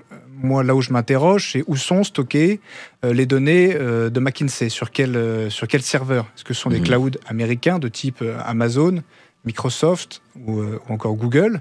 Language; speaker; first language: French; native; French